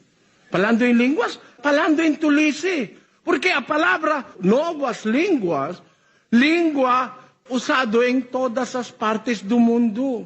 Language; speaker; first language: Portuguese; non-native, learner; Filipino